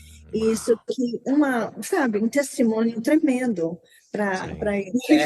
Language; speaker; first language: Portuguese; non-native, learner; English